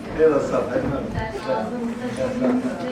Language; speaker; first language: Turkish; native; Turkish